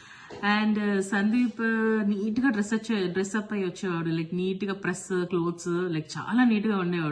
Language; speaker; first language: Telugu; native; Telugu